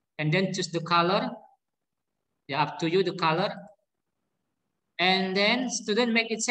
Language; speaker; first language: English; non-native, learner; Indonesian